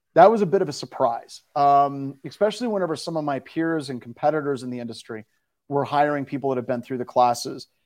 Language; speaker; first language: English; native; English